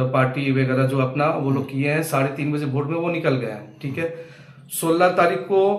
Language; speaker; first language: Hindi; native; Hindi